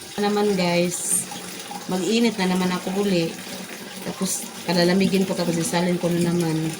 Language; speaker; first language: Filipino; non-native, local second language; Cebuano